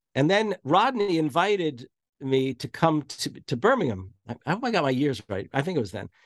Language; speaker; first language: English; native; English